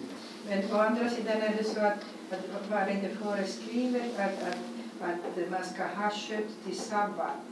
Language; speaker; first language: Swedish; non-native, fluent; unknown